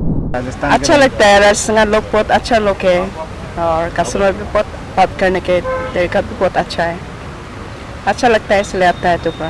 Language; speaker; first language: Hindi; non-native, local second language; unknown